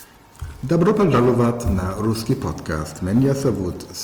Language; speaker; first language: Russian; non-native, learner; German